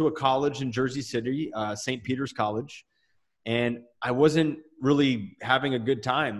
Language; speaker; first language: English; native; English